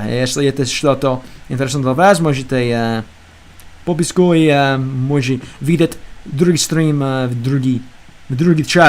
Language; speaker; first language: Russian; non-native, learner; English